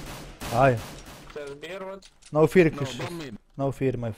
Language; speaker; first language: English; non-native, learner; Polish